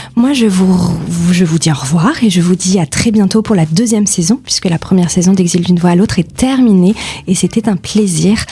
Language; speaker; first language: French; native; French